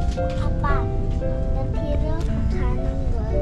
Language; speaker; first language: Korean; early bilingual, other home language; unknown